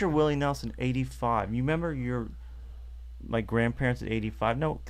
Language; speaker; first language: English; native; English